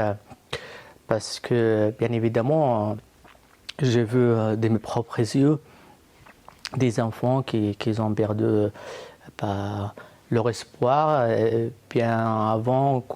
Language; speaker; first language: French; non-native, fluent; Arabic